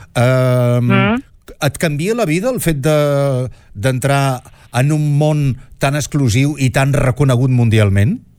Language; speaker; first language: Catalan; native; Catalan